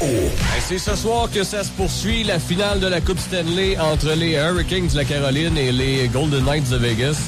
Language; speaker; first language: French; native; French